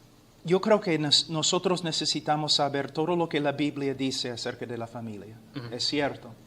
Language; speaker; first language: Spanish; non-native, fluent; English